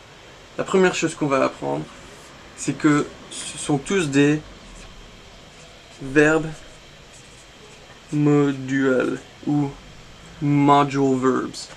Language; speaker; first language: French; non-native, fluent; English